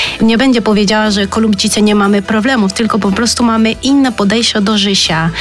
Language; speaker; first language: Polish; non-native, learner; Spanish